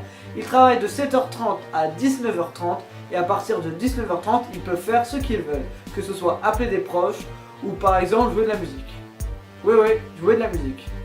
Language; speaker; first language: French; native; French